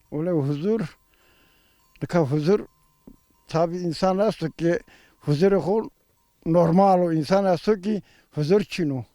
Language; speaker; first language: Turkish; non-native, local second language; Zaza